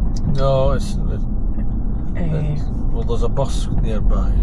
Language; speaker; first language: English; native; English